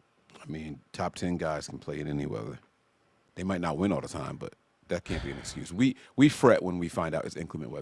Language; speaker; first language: English; native; English